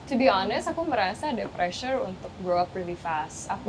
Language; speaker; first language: Indonesian; non-native, fluent; English